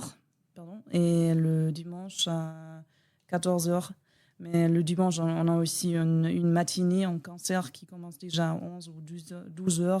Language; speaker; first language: French; non-native, learner; German